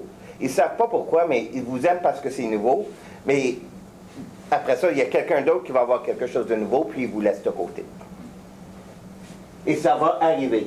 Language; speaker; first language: French; native; French